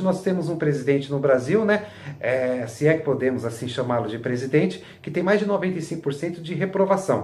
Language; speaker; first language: Portuguese; native; Portuguese